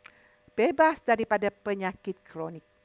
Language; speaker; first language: Malay; native; Malay